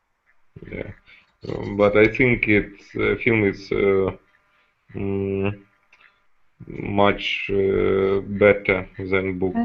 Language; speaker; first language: English; non-native, fluent; Russian